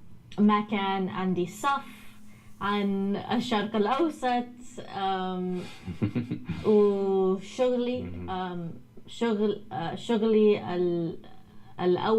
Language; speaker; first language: Arabic; non-native, learner; English